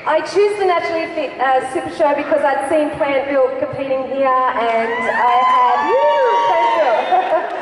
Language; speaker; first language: English; native; English